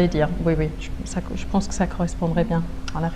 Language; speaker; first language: French; native; French